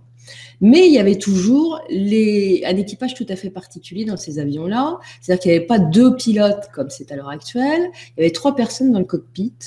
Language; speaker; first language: French; native; French